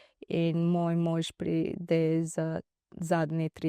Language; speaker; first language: Slovenian; non-native, learner; Divehi